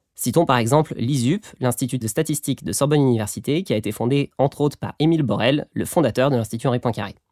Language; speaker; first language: French; native; French